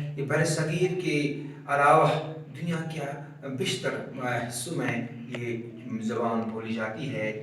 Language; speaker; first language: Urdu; non-native, local second language; Kashmiri